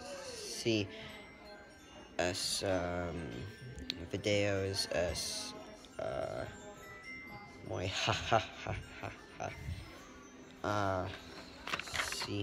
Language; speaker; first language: Spanish; non-native, learner; English